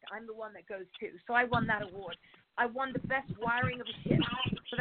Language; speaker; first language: English; native; English